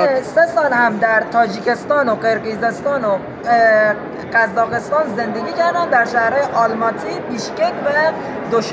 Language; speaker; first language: Persian; native; Persian